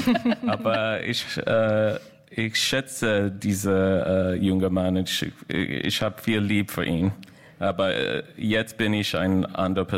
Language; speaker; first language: German; non-native, learner; English